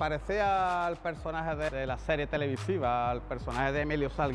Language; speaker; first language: Spanish; native; Spanish